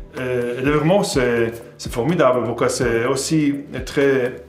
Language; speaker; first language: French; non-native, fluent; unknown